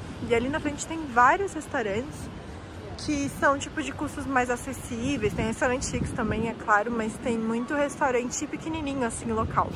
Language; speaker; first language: Portuguese; native; Portuguese